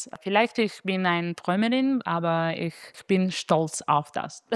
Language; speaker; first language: German; non-native, fluent; Italian